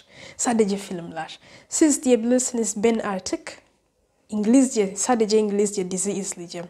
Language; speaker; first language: Turkish; non-native, learner; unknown